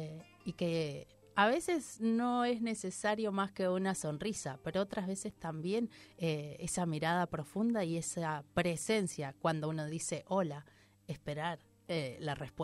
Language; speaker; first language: Spanish; native; Spanish